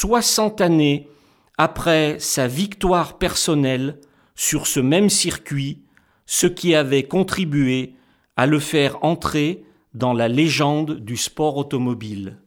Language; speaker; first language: French; native; French